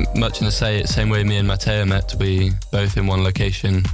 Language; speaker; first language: English; native; English